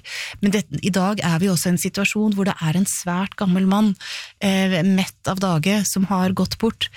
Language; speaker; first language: Norwegian; native; Norwegian